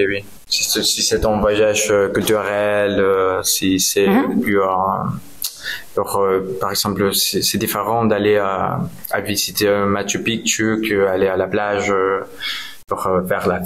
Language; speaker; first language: French; non-native, learner; Spanish